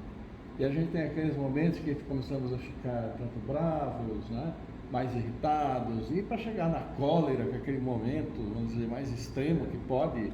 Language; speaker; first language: Portuguese; native; Portuguese